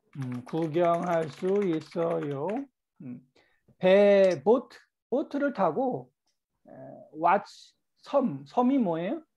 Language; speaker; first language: Korean; native; Korean